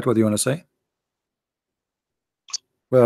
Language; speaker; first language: English; non-native, fluent; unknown